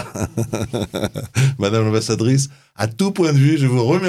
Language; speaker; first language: French; native; French